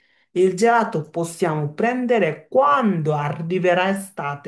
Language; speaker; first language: Italian; non-native, learner; Bangla